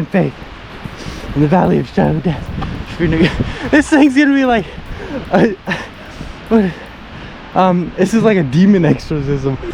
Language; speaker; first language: English; native; English